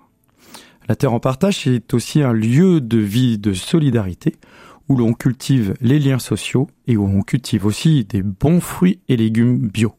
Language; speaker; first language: French; native; French